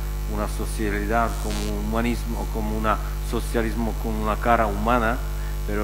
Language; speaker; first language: Spanish; non-native, fluent; Czech